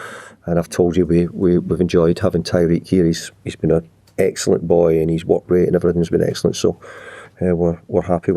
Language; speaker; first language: English; native; English